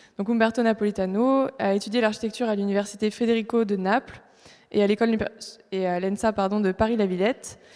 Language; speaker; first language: French; native; French